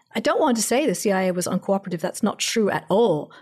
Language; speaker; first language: English; native; English